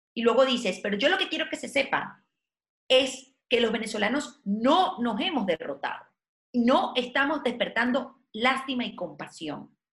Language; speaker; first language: Spanish; native; Spanish